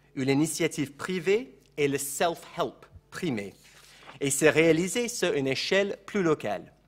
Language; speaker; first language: French; non-native, fluent; English